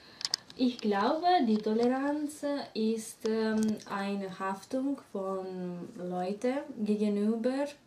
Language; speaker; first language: German; non-native, learner; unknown